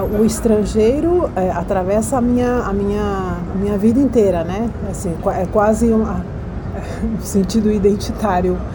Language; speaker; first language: Portuguese; early bilingual, other home language; Spanish